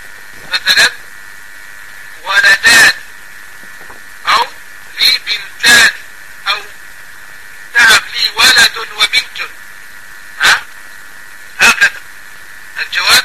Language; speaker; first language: Arabic; non-native, fluent; French